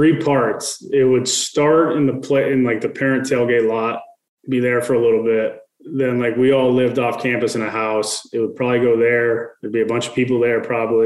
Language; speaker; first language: English; native; English